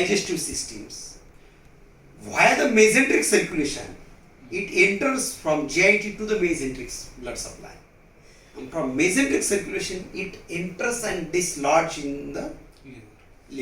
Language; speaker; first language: English; non-native, local second language; Marathi